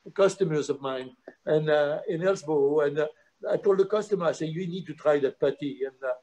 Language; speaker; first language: English; non-native, fluent; French